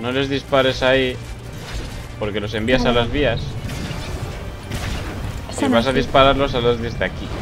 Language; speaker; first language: Spanish; native; Spanish